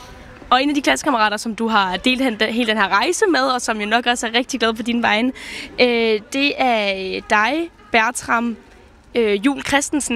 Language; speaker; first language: Danish; native; Danish